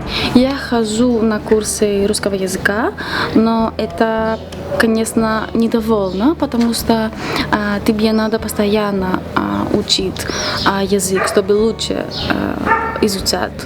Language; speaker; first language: Russian; non-native, fluent; Greek